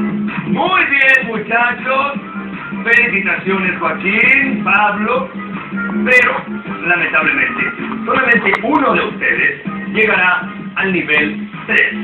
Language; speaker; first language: Spanish; native; Spanish